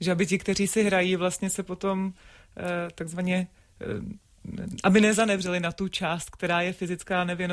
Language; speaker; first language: Czech; native; Czech